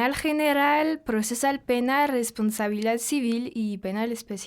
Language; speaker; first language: Spanish; non-native, fluent; French